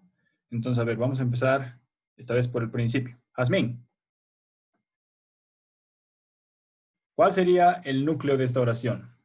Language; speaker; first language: Spanish; native; Spanish